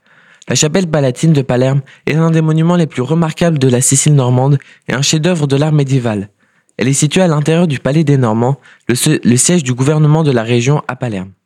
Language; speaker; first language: French; native; French